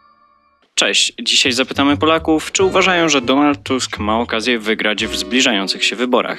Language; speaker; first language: Polish; native; Polish